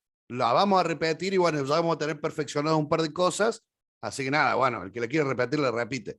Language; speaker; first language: Spanish; native; Spanish